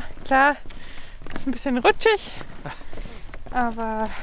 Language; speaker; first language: German; native; German